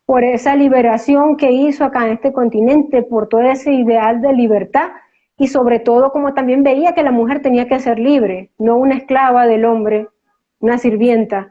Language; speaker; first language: Spanish; native; Spanish